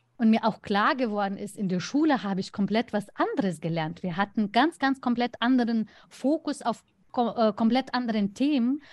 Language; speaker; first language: German; non-native, fluent; Lithuanian